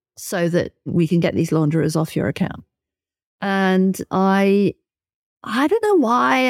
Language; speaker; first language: English; native; English